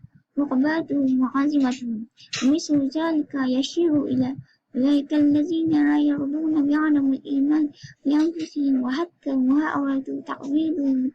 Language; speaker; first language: Arabic; non-native, learner; Malay